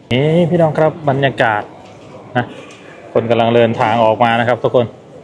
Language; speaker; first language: Thai; native; Thai